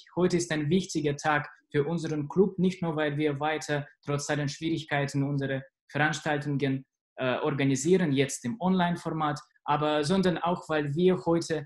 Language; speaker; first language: German; non-native, fluent; Russian